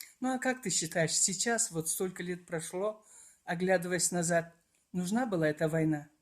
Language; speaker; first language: Russian; non-native, local second language; Karachay-Balkar